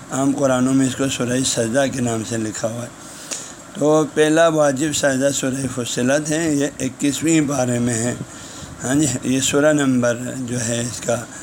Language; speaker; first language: Urdu; non-native, local second language; Balti